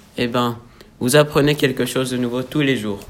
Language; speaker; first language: French; non-native, learner; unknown